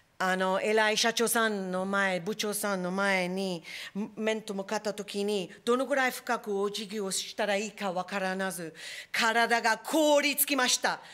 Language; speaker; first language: Japanese; non-native, fluent; English